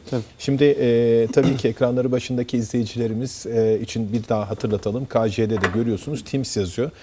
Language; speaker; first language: Turkish; native; Turkish